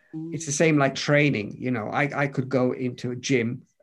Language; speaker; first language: English; non-native, fluent; Romanian